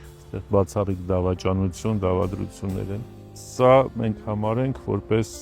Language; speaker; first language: Armenian; native; Armenian